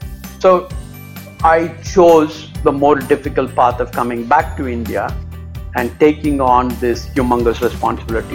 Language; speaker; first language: English; non-native, local second language; Tamil